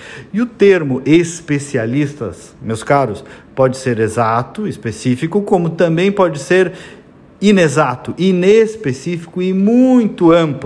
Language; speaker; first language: Portuguese; native; Portuguese